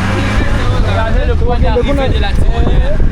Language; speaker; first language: French; native; French